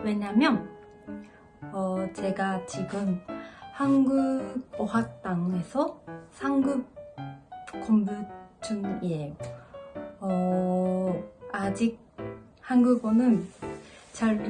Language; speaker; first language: Korean; non-native, learner; Japanese